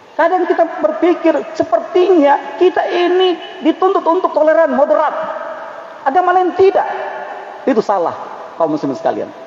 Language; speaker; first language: Indonesian; native; Indonesian